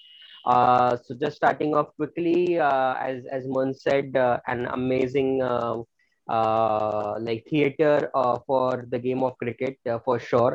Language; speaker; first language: English; non-native, local second language; Marathi